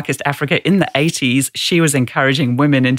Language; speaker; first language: English; native; English